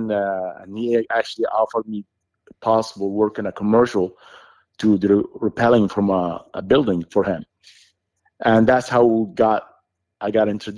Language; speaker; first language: English; non-native, fluent; Arabic